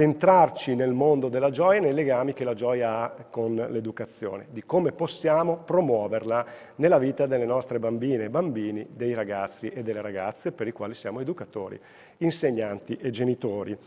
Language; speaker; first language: Italian; native; Italian